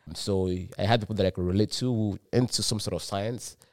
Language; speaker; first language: English; non-native, local second language; Yoruba